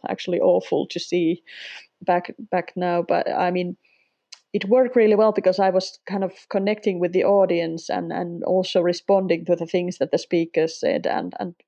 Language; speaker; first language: English; non-native, fluent; Finnish